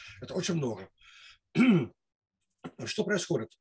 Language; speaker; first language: Russian; non-native, learner; Dutch